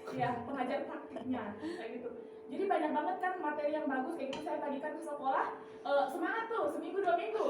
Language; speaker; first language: Indonesian; non-native, local second language; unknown